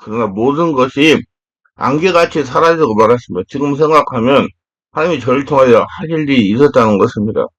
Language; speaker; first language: Korean; native; Korean